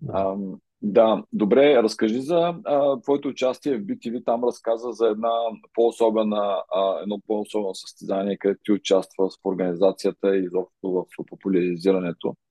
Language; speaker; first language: Bulgarian; native; Bulgarian